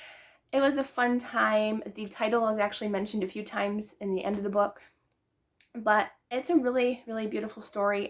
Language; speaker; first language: English; native; English